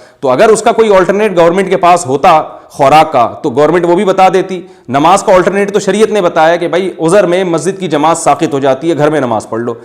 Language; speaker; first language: Urdu; native; Urdu